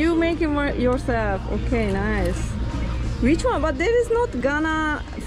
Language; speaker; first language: English; non-native, learner; Turkish